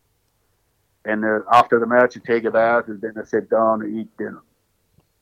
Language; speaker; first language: English; non-native, learner; Japanese